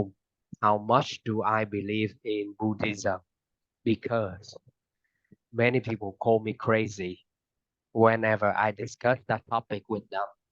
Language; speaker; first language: English; non-native, fluent; Vietnamese